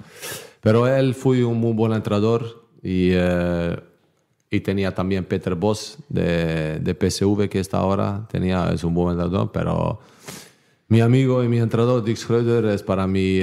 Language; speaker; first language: Spanish; non-native, learner; Bosnian